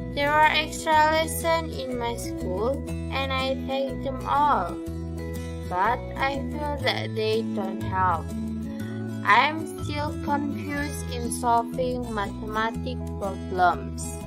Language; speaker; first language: English; non-native, fluent; Indonesian